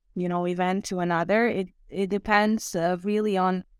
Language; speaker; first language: English; non-native, fluent; Croatian